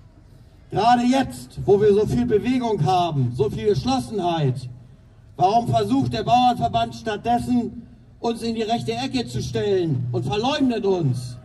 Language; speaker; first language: German; native; German